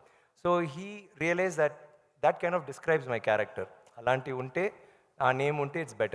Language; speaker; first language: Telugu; non-native, learner; Tamil